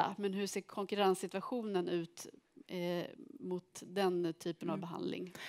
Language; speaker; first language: Swedish; native; Swedish